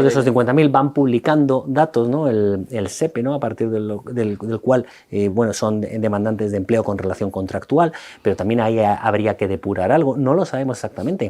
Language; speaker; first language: Spanish; native; Spanish